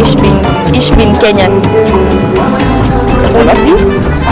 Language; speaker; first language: German; non-native, learner; Swahili